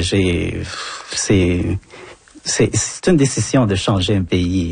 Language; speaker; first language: French; non-native, fluent; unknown